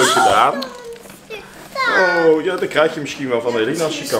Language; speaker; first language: Dutch; native; Dutch